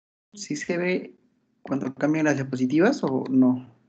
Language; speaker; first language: Spanish; native; Spanish